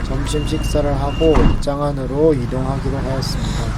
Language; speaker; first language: Korean; native; Korean